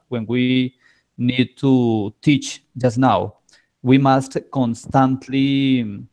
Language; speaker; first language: English; non-native, learner; Spanish